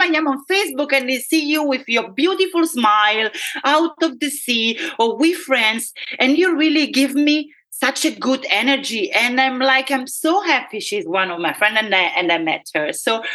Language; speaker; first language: English; non-native, fluent; Italian